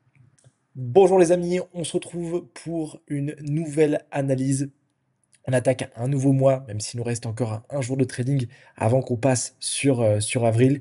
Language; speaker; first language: French; native; French